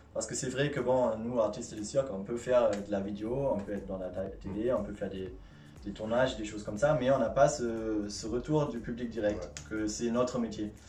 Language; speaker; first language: French; non-native, fluent; German